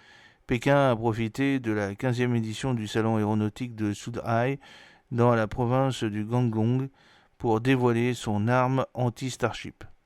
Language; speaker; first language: French; native; French